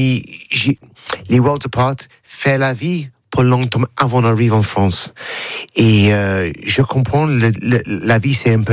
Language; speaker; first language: French; non-native, learner; English